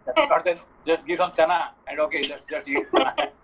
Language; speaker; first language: English; non-native, local second language; Nepali